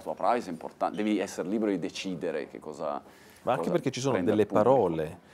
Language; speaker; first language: Italian; native; Italian